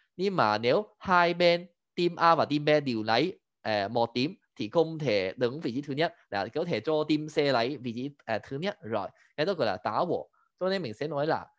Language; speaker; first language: Vietnamese; non-native, fluent; Cantonese